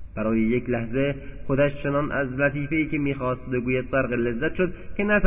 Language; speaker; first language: Persian; native; Persian